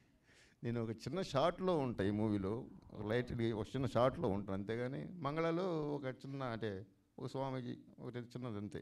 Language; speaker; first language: Telugu; native; Telugu